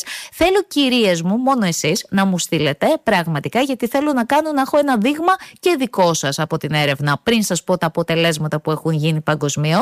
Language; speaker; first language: Greek; native; Greek